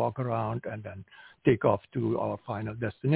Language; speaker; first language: English; non-native, fluent; Dutch